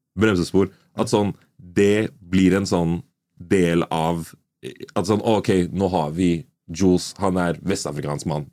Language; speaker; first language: Norwegian; early bilingual, other home language; Nigerian Pidgin